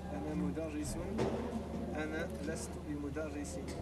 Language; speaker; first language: Arabic; non-native, learner; French